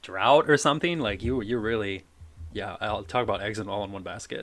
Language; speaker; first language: English; native; English